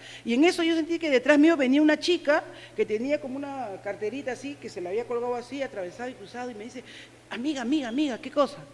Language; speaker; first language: Spanish; native; Spanish